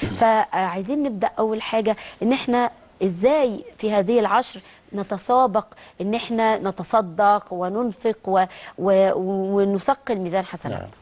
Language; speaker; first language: Arabic; native; Arabic